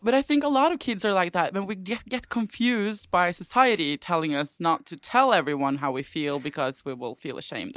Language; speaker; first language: English; non-native, fluent; Norwegian